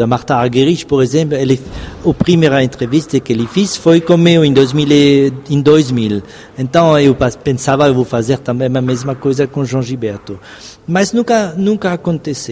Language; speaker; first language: Portuguese; non-native, fluent; French